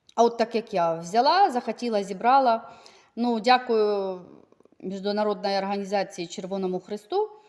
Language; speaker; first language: Ukrainian; native; Ukrainian